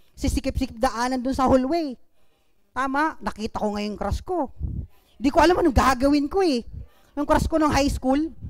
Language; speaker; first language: Filipino; non-native, local second language; Bikol